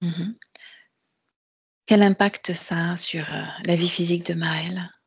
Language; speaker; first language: French; native; French